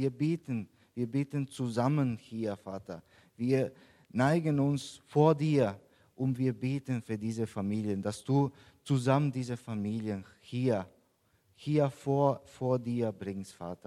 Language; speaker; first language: German; non-native, fluent; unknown